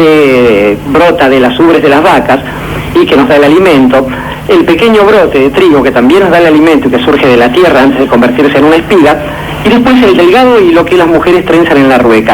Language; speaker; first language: Spanish; native; Spanish